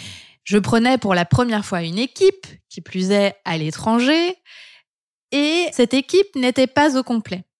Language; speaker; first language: French; native; French